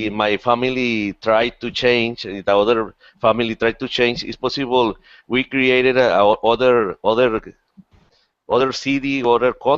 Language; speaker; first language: English; non-native, learner; Spanish